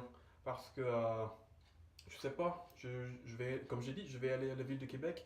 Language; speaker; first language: French; non-native, fluent; English